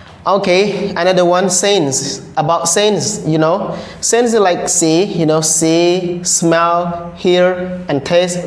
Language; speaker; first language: English; non-native, learner; Khmer